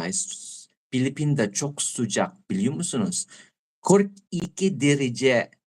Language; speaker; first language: Turkish; non-native, learner; Filipino